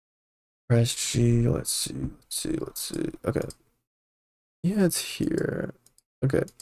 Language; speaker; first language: English; native; English